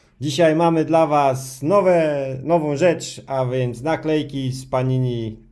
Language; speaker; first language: Polish; early bilingual, heritage; Polish